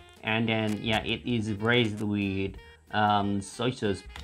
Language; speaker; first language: English; non-native, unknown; Korean